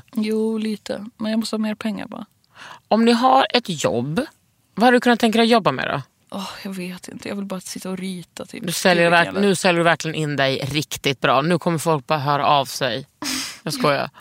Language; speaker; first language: Swedish; native; Swedish